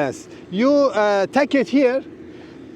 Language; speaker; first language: English; non-native, learner; Persian